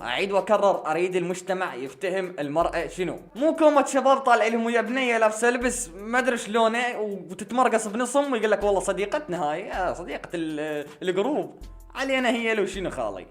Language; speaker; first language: Arabic; native; Arabic